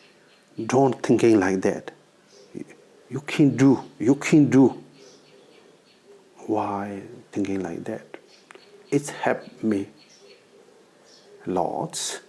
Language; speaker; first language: English; non-native, learner; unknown